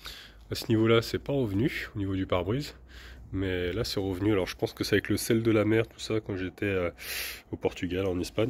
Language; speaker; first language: French; native; French